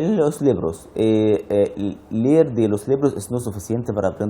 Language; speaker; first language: Spanish; non-native, learner; Arabic